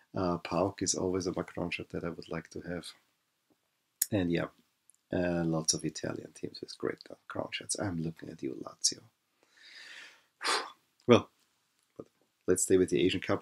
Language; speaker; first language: English; non-native, fluent; German